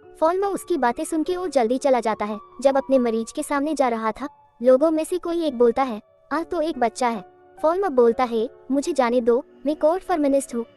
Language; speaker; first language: Hindi; non-native, local second language; Bangla